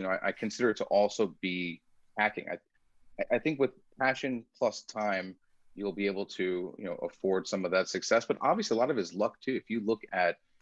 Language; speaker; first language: English; early bilingual, other home language; Persian